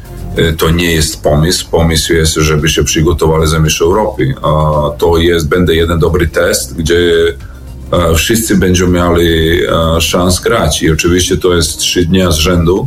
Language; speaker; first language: Polish; non-native, learner; Serbian